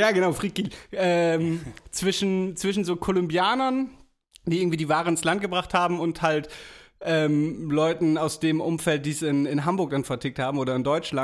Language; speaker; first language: German; native; German